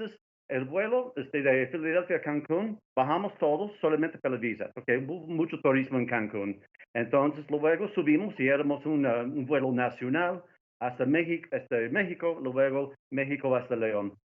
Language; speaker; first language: Spanish; non-native, fluent; English